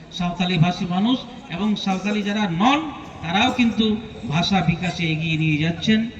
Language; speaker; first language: Bangla; non-native, local second language; Santali